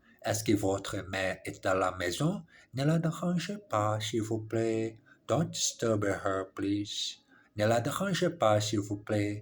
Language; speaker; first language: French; non-native, learner; English